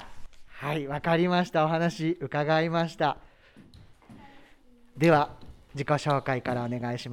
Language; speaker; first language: Japanese; native; Japanese